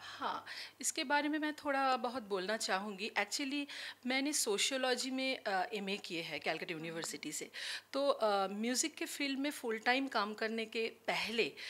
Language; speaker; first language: Hindi; non-native, local second language; Bangla